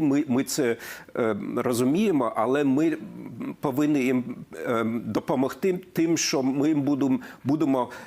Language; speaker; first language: Ukrainian; non-native, fluent; German